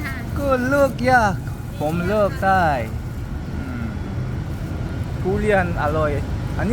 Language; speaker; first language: Thai; non-native, learner; Korean